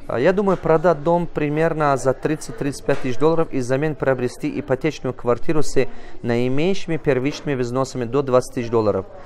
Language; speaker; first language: Russian; non-native, local second language; Tajik